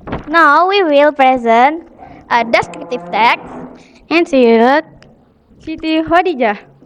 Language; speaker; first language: English; non-native, learner; Indonesian